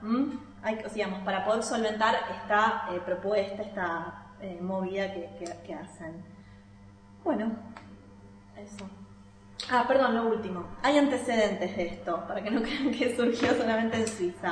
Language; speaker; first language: Spanish; native; Spanish